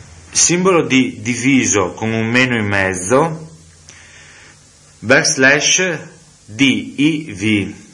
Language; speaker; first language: Italian; native; Italian